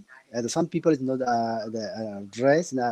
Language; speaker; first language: English; non-native, learner; Nepali